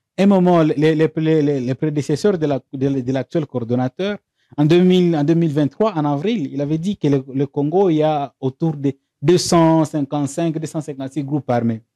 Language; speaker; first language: French; non-native, local second language; Swahili